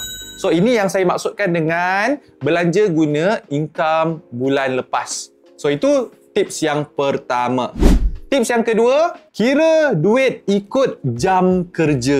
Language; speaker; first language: Malay; native; Malay